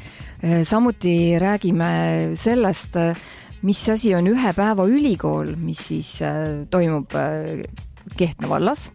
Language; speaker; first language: Estonian; native; Estonian